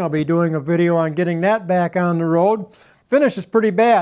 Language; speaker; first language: English; native; English